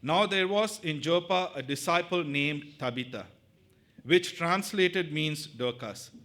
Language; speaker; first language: English; non-native, local second language; Tamil